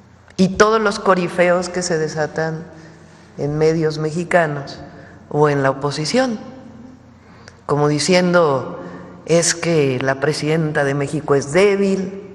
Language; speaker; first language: Spanish; native; Spanish